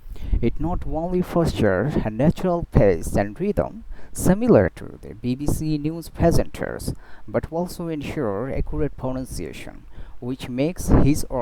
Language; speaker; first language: English; non-native, fluent; Bangla